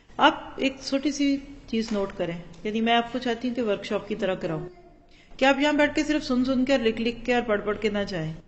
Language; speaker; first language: Urdu; non-native, local second language; Punjabi